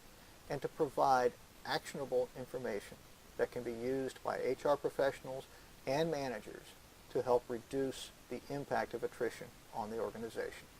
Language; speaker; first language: English; native; English